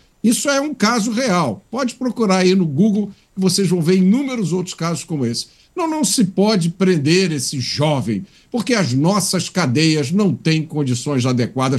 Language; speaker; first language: Portuguese; native; Portuguese